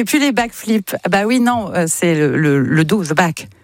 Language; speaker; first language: French; native; French